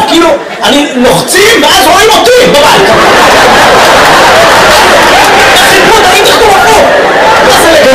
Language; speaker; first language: Hebrew; native; Hebrew